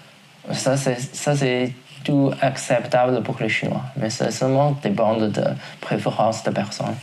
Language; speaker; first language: French; non-native, learner; Chinese